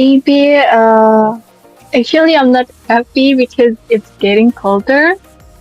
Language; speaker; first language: English; non-native, learner; Indonesian